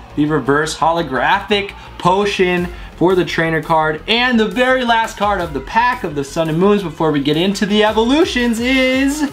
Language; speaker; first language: English; native; English